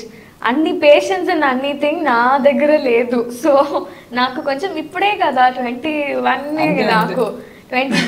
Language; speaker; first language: Telugu; non-native, learner; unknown